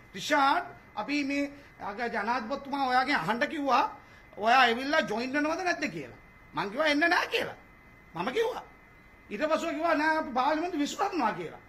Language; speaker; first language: Sinhala; non-native, local second language; Tamil